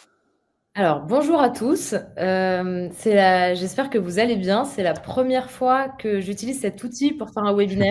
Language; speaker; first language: French; native; French